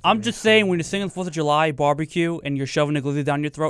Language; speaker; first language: English; native; English